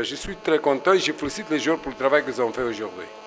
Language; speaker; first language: French; non-native, fluent; Portuguese